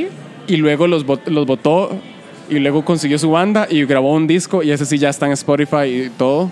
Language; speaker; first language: Spanish; native; Spanish